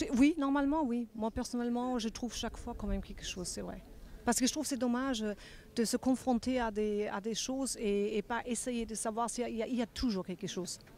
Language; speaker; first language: French; non-native, fluent; German